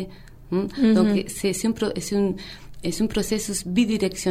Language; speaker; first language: French; non-native, fluent; Spanish